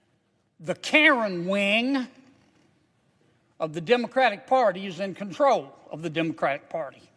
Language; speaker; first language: English; native; English